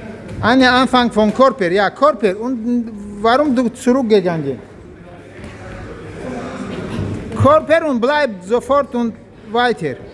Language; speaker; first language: German; non-native, learner; Tajik